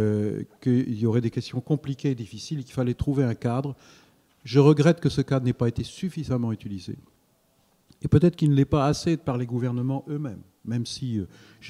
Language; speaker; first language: French; native; French